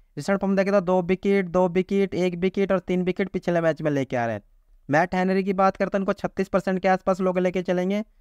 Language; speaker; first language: Hindi; native; Hindi